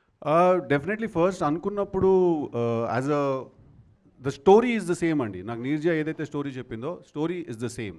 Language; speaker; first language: Telugu; native; Telugu